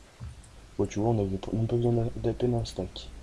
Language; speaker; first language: French; native; French